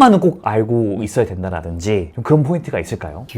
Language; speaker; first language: Korean; native; Korean